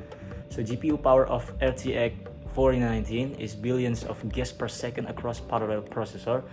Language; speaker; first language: English; non-native, learner; Indonesian